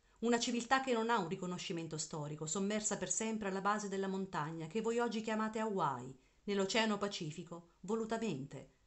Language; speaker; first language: Italian; native; Italian